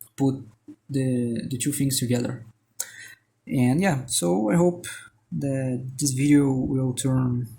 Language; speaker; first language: English; non-native, fluent; Portuguese